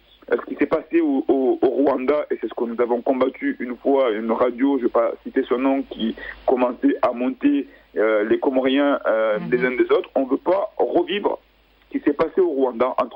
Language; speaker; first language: French; native; French